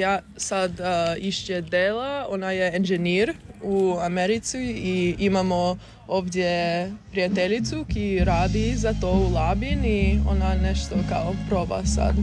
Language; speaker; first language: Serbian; early bilingual, heritage; English